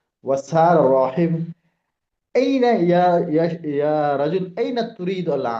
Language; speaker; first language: Arabic; non-native, learner; Urdu